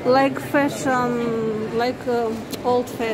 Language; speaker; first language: English; non-native, learner; Russian